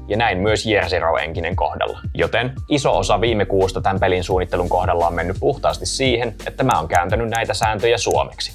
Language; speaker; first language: Finnish; native; Finnish